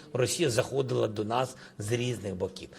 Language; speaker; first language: Ukrainian; non-native, local second language; Russian